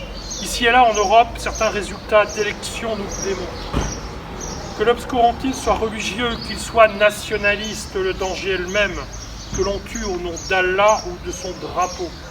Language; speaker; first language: French; native; French